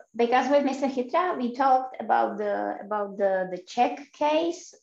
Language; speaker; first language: English; non-native, fluent; Czech